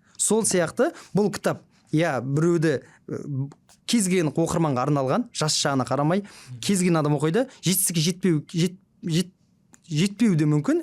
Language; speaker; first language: Kazakh; native; Kazakh